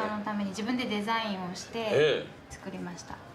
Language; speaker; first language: Japanese; non-native, fluent; Indonesian